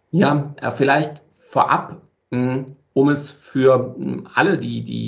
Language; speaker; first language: German; native; German